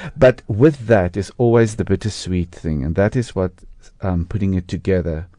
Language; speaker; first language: English; non-native, local second language; Afrikaans